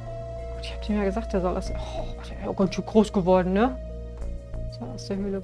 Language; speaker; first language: German; native; German